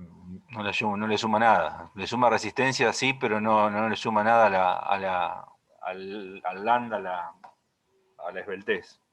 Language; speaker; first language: Spanish; native; Spanish